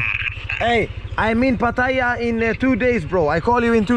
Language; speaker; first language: English; non-native, fluent; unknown